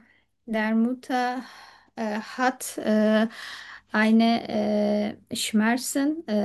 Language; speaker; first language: German; non-native, learner; Turkish